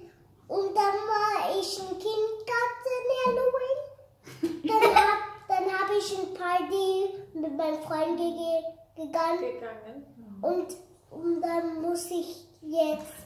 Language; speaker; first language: German; early bilingual, other home language; English